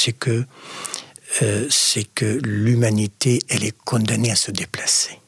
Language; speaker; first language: French; non-native, fluent; Arabic